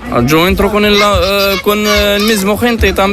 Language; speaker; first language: Spanish; non-native, learner; Arabic